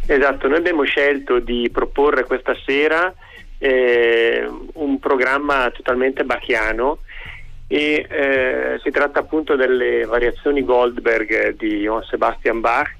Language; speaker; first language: Italian; native; Italian